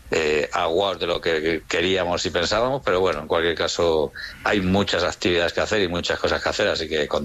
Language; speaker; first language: Spanish; native; Spanish